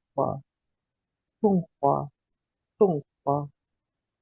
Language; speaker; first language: Chinese; non-native, learner; Indonesian